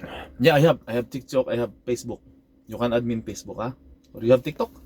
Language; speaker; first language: English; non-native, local second language; Filipino